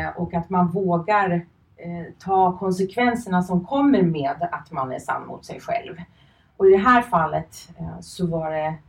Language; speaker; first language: Swedish; early bilingual, other home language; Finnish